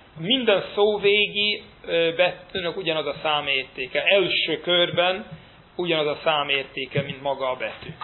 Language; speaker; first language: Hungarian; non-native, fluent; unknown